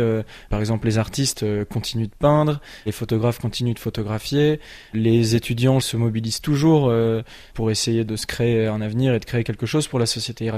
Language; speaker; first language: French; native; French